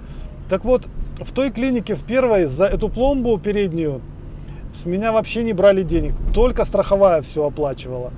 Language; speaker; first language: Russian; native; Russian